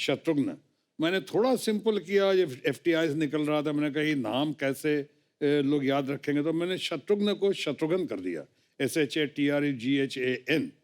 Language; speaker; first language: Hindi; native; Hindi